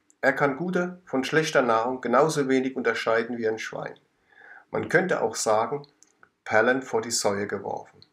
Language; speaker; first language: German; native; German